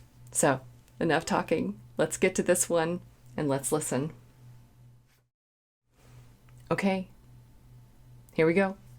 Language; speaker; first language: English; native; English